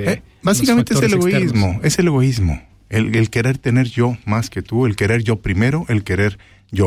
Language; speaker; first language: Spanish; native; Spanish